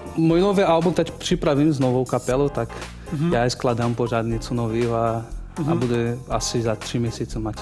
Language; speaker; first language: Czech; non-native, learner; Portuguese